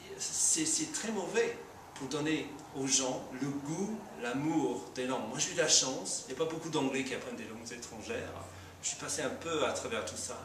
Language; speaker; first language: French; non-native, fluent; English